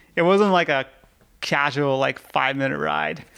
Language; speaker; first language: English; early bilingual, other home language; Russian